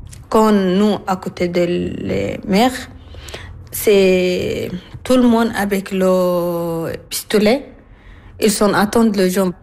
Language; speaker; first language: French; non-native, learner; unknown